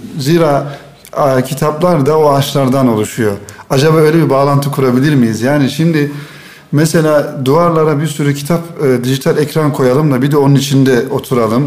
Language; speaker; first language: Turkish; native; Turkish